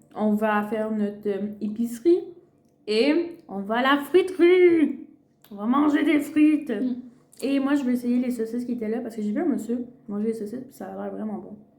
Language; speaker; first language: French; early bilingual, other home language; Spanish